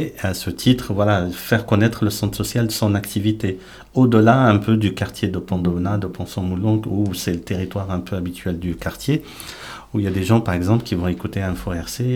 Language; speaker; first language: French; native; French